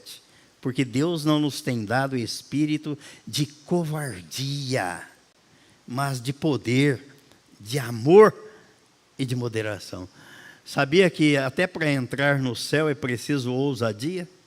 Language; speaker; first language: Portuguese; native; Portuguese